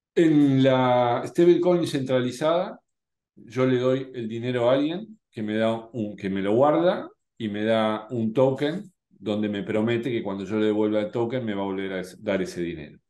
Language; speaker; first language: Spanish; native; Spanish